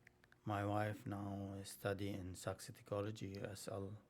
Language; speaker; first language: English; non-native, learner; Arabic